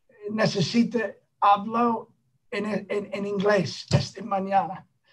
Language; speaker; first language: Spanish; non-native, learner; English